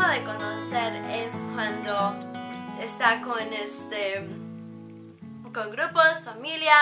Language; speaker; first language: Spanish; early bilingual, heritage; Spanish